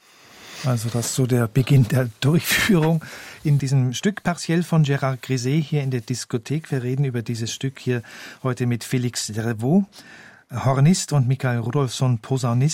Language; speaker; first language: German; native; German